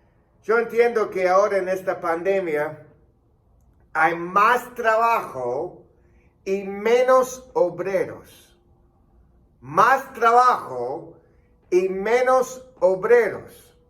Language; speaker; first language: Spanish; non-native, fluent; English